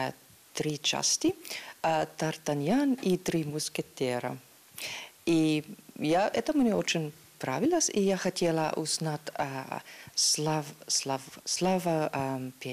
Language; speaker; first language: Russian; non-native, learner; Finnish